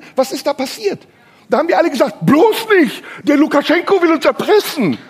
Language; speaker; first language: German; non-native, fluent; Turkish